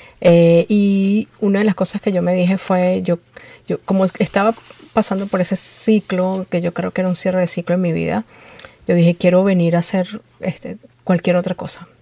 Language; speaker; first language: Spanish; native; Spanish